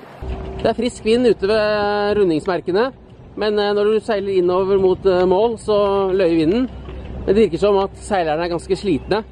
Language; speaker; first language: Norwegian; native; Norwegian